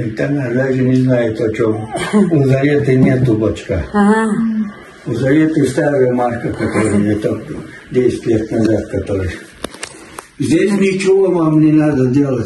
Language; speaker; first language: Russian; non-native, fluent; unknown